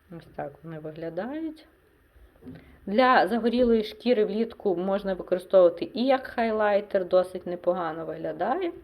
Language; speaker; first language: Ukrainian; non-native, local second language; Russian